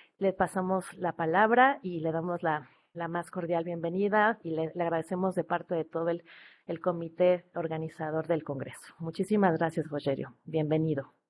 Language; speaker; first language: Spanish; native; Spanish